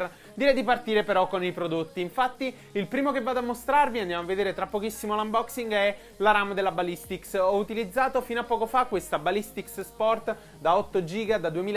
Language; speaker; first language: Italian; native; Italian